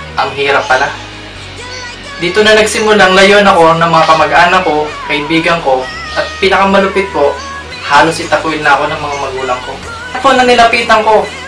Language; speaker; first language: Filipino; native; Filipino